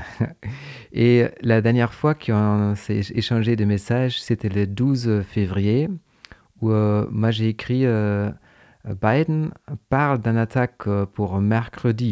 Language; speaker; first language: French; non-native, fluent; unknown